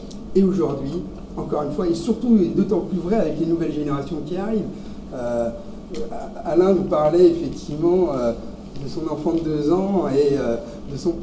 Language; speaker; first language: French; native; French